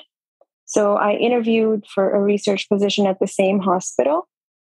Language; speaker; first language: English; non-native, local second language; Urdu